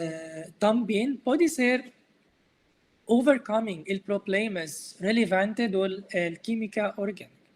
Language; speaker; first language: Spanish; non-native, learner; Arabic